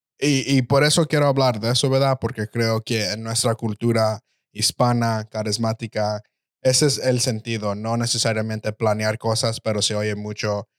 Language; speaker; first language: Spanish; early bilingual, heritage; Spanish